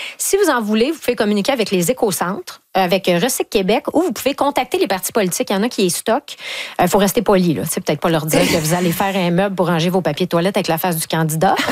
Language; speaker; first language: French; native; French